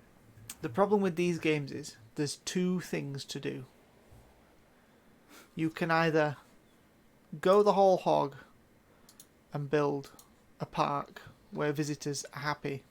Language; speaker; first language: English; native; English